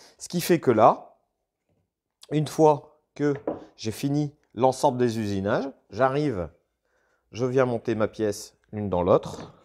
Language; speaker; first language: French; native; French